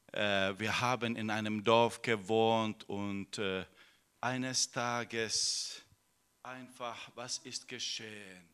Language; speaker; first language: German; non-native, fluent; Finnish